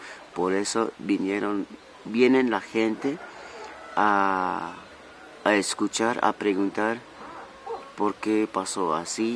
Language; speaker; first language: Spanish; non-native, local second language; Tzotzil